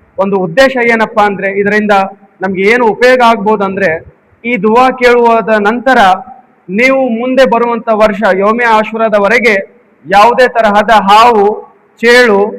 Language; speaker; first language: Kannada; non-native, local second language; Urdu